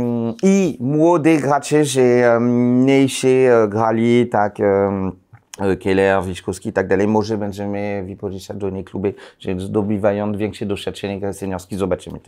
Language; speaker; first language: Polish; non-native, learner; French